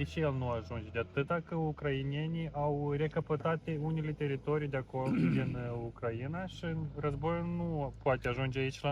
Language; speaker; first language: Romanian; native; Romanian